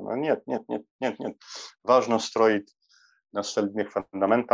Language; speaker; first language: Russian; non-native, learner; Polish